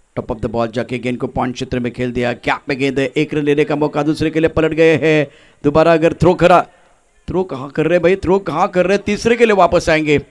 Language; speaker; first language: Hindi; non-native, local second language; Marathi